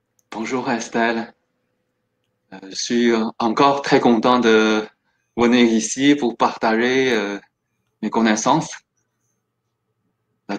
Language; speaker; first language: French; non-native, fluent; Chinese